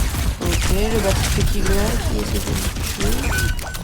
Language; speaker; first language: French; native; French